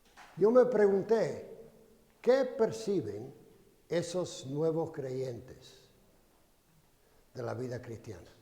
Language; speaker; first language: Spanish; non-native, fluent; English